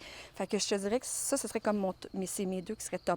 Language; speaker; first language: French; native; French